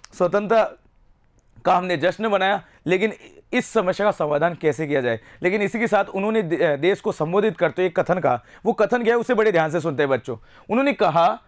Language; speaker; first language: Hindi; native; Hindi